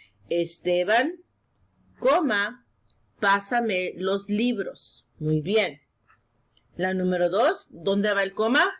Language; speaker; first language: Spanish; early bilingual, heritage; Spanish